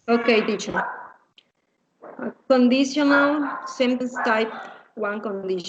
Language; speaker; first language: English; non-native, learner; Spanish